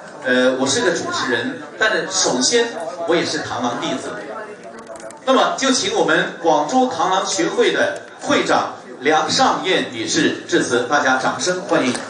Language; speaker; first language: Chinese; native; Chinese